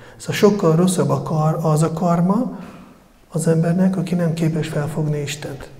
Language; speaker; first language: Hungarian; non-native, fluent; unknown